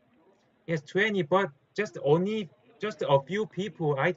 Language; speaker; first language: English; non-native, learner; Korean